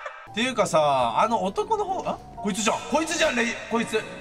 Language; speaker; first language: Japanese; native; Japanese